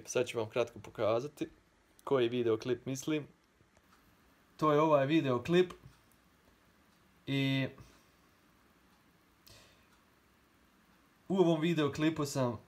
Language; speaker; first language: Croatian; early bilingual, heritage; Croatian